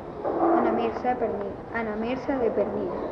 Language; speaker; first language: Spanish; native; Spanish